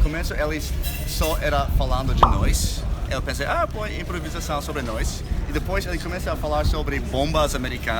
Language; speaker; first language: Portuguese; non-native, learner; English